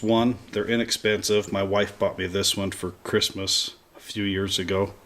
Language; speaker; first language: English; native; English